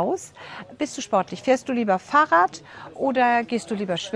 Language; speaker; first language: German; native; German